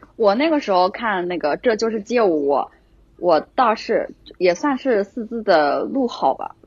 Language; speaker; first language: Chinese; native; Chinese